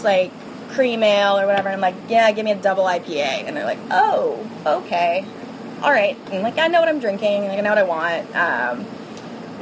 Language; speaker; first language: English; native; English